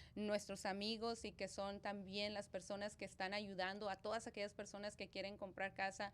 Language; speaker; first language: Spanish; early bilingual, other home language; English